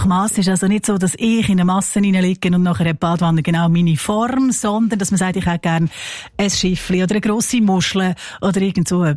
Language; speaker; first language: German; native; German